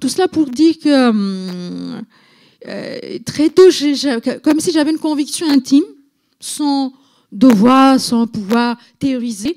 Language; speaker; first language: French; non-native, fluent; Bangla